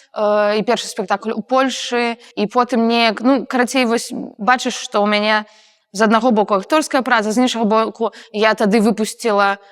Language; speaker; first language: Belarusian; native; Belarusian